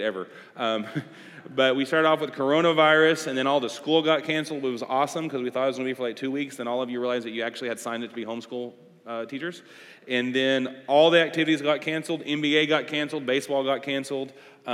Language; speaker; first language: English; native; English